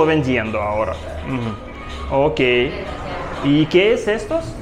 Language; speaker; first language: Spanish; non-native, learner; Russian